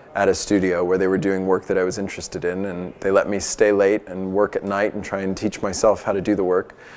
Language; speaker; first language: English; native; English